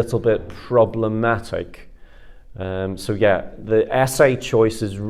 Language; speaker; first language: English; native; English